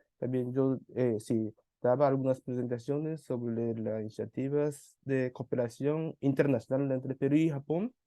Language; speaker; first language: Spanish; non-native, fluent; Japanese